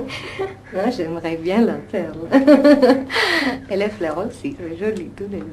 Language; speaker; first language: French; non-native, fluent; Italian